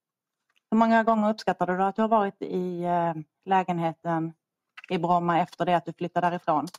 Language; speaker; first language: Swedish; native; Swedish